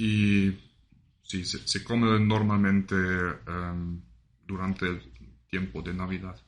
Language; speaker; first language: Spanish; non-native, fluent; German